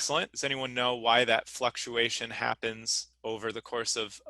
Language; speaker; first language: English; native; English